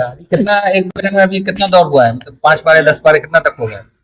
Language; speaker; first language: Urdu; native; Urdu